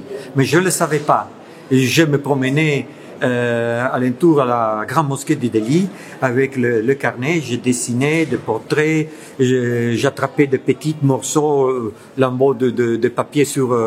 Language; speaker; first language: French; non-native, fluent; Italian